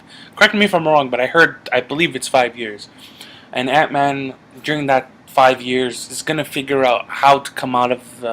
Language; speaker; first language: English; native; English